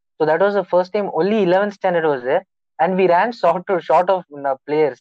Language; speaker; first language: English; non-native, local second language; Tamil